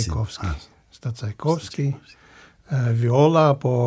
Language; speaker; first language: Greek; non-native, fluent; Russian